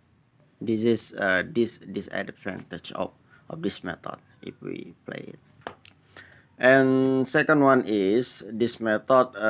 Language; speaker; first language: English; non-native, learner; Indonesian